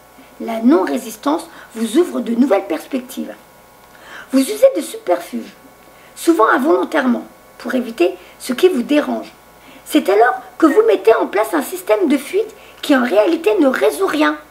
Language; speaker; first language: French; native; French